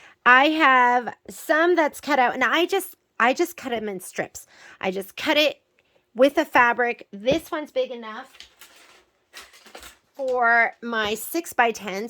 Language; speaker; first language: English; native; English